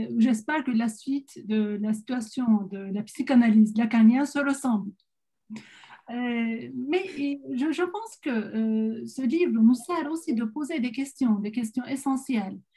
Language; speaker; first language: French; non-native, fluent; Turkish